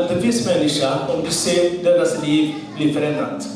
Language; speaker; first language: Swedish; non-native, learner; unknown